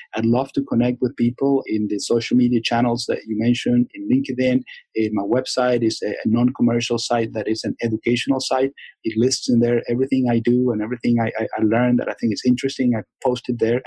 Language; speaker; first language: English; non-native, fluent; Spanish